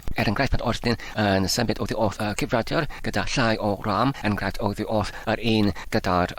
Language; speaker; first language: Welsh; non-native, learner; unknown